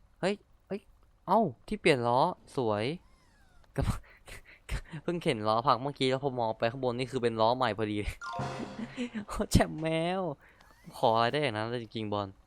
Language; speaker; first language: Thai; native; Thai